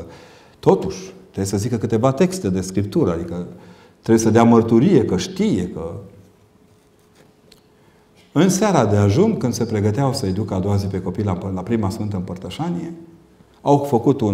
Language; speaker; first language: Romanian; native; Romanian